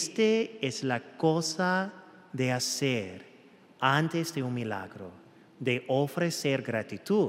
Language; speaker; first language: Spanish; non-native, fluent; English